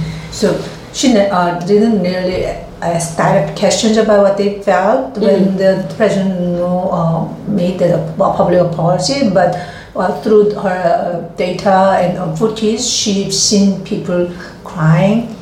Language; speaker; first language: English; non-native, fluent; Korean